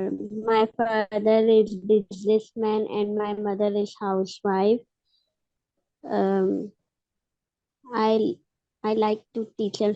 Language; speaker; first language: English; non-native, learner; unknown